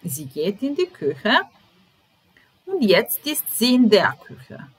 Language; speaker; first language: German; non-native, fluent; Serbian